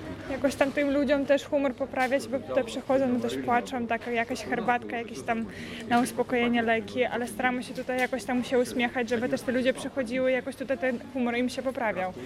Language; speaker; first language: Polish; non-native, fluent; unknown